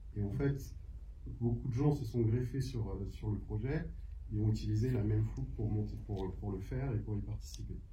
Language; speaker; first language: French; native; French